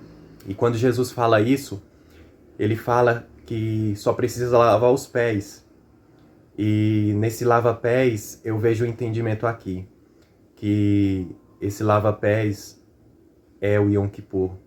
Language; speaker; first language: Portuguese; native; Portuguese